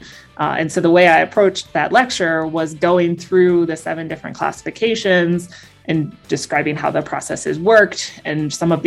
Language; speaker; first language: English; native; English